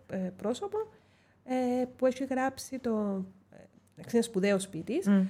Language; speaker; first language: Greek; native; Greek